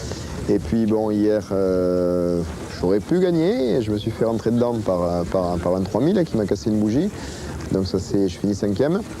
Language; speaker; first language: French; native; French